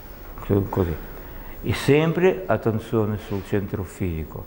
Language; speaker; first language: Italian; non-native, learner; Russian